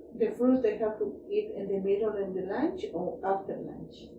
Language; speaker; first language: English; non-native, learner; Spanish